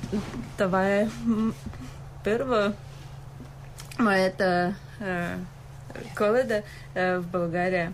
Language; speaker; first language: Bulgarian; non-native, learner; Ukrainian